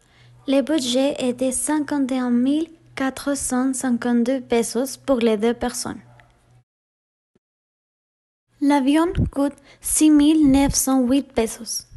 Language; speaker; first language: French; non-native, learner; Spanish